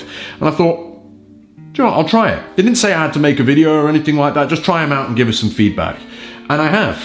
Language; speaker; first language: English; native; English